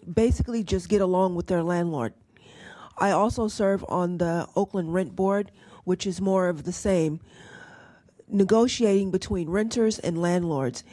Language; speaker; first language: English; native; English